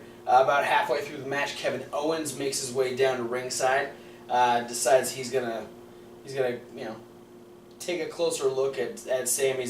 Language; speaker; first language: English; native; English